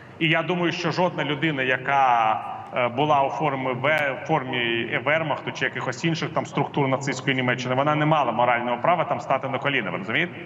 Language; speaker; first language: Ukrainian; non-native, local second language; Russian